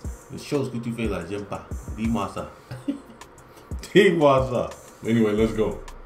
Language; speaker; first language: French; non-native, learner; English